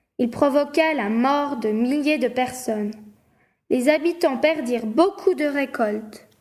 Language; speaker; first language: French; native; French